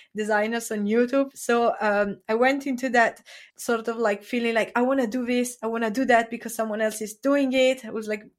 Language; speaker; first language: English; non-native, fluent; Italian